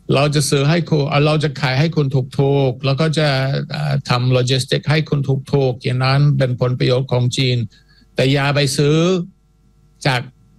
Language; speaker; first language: Thai; non-native, fluent; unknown